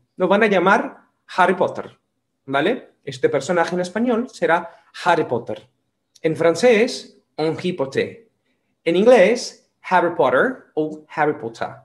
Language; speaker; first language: Spanish; non-native, fluent; Portuguese